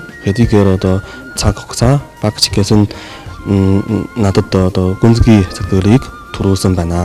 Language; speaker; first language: Mongolian; non-native, fluent; Chinese